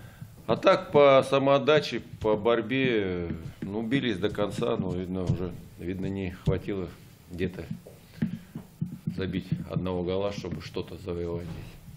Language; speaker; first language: Russian; native; Russian